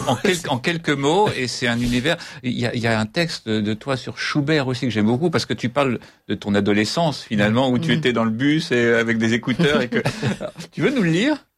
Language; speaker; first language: French; native; French